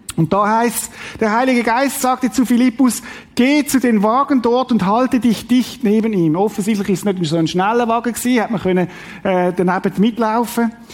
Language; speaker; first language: German; native; German